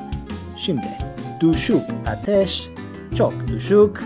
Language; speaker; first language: Turkish; non-native, learner; Spanish